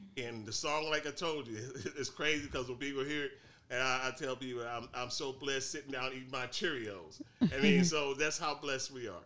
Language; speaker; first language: English; native; English